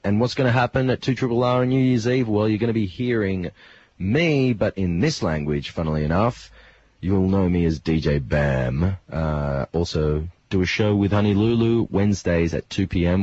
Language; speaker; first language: English; native; English